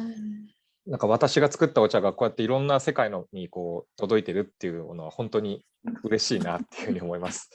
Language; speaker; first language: Japanese; native; Japanese